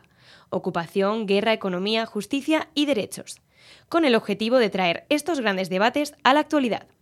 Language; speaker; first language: Spanish; native; Spanish